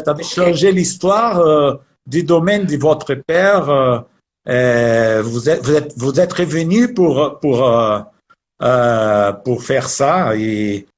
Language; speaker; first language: French; non-native, learner; Portuguese